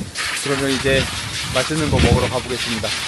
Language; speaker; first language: Korean; native; Korean